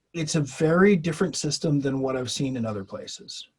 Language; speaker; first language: English; native; English